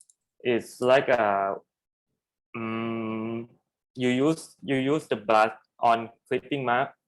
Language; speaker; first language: English; non-native, learner; Thai